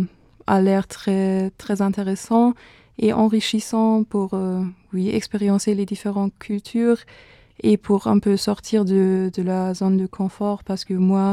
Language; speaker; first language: French; non-native, fluent; German